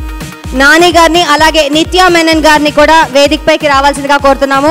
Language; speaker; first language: Telugu; native; Telugu